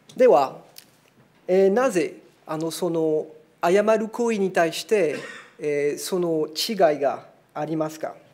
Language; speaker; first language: Japanese; non-native, fluent; French